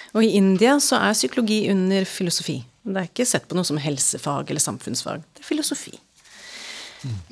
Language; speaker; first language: Norwegian; early bilingual, other home language; English